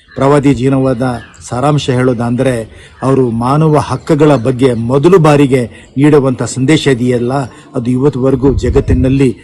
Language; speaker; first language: Kannada; non-native, local second language; Urdu